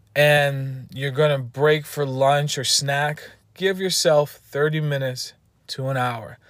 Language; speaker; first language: English; native; English